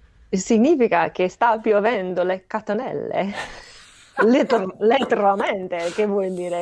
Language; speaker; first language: Italian; non-native, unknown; English